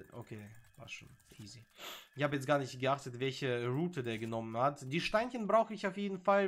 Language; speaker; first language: German; native; German